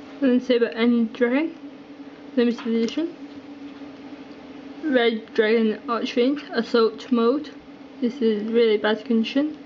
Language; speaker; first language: English; native; English